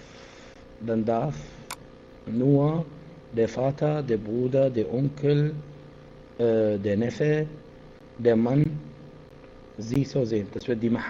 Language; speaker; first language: German; non-native, fluent; Arabic